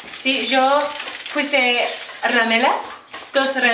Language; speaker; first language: Spanish; non-native, learner; English